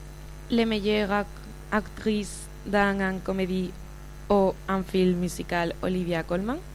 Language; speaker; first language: French; non-native, learner; Spanish